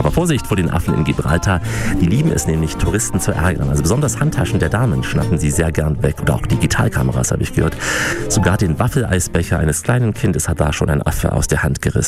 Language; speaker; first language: German; native; German